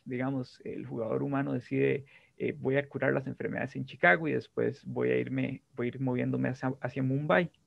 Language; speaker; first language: Spanish; native; Spanish